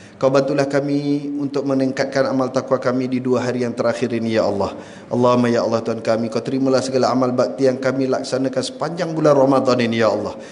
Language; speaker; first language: Malay; native; Malay